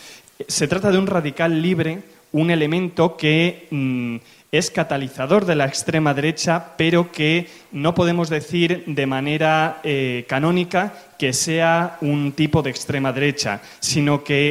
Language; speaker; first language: Spanish; native; Spanish